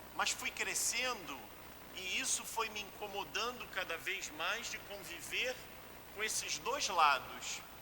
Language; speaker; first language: Portuguese; native; Portuguese